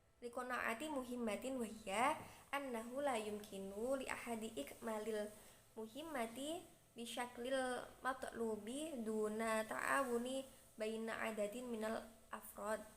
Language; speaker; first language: Arabic; non-native, learner; Indonesian